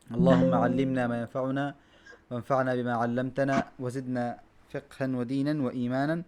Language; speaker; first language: Arabic; non-native, fluent; Bangla